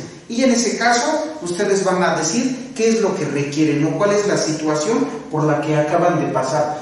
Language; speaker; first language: Spanish; native; Spanish